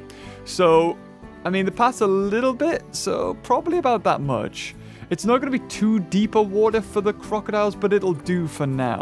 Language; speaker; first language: English; native; English